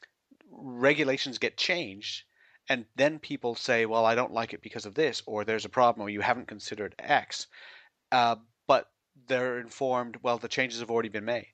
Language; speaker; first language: English; native; English